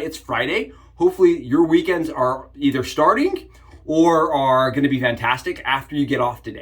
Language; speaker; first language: English; native; English